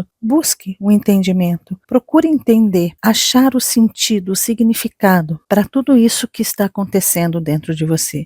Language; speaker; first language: Portuguese; native; Portuguese